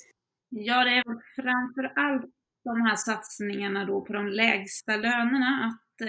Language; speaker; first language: Swedish; native; Swedish